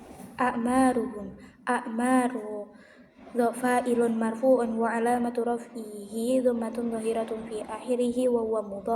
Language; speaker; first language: Arabic; non-native, learner; Indonesian